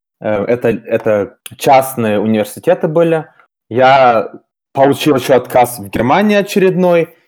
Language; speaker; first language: Russian; early bilingual, heritage; German